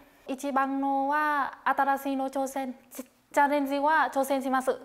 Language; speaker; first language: Japanese; non-native, learner; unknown